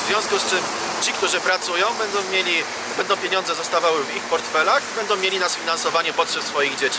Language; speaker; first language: Polish; native; Polish